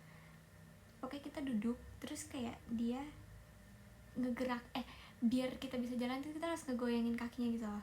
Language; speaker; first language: Indonesian; native; Indonesian